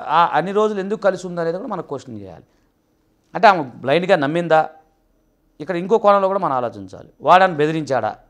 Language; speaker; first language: Telugu; native; Telugu